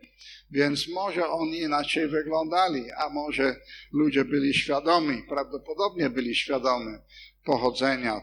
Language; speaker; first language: Polish; non-native, fluent; English